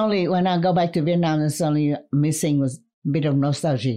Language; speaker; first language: English; non-native, fluent; Vietnamese